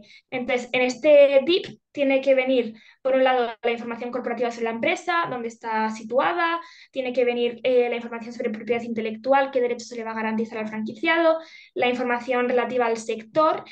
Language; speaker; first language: Spanish; native; Spanish